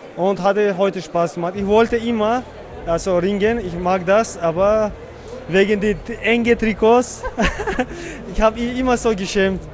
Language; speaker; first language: German; non-native, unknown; Chechen